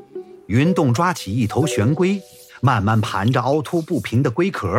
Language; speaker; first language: Chinese; native; Chinese